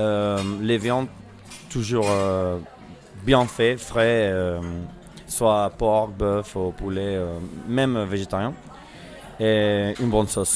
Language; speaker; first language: French; non-native, fluent; Spanish